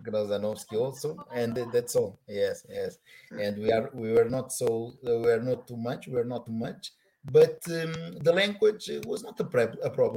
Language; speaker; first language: English; non-native, learner; Portuguese